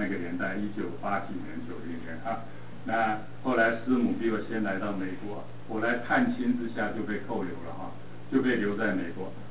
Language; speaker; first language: Chinese; native; Chinese